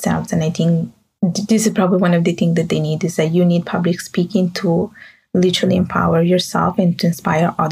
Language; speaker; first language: English; non-native, fluent; Italian